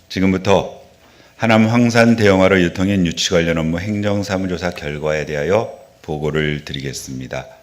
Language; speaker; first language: Korean; native; Korean